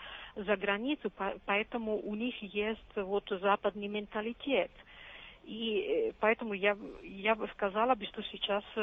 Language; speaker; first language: Russian; non-native, fluent; Italian